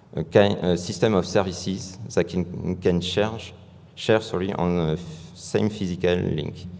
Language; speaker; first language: English; non-native, fluent; French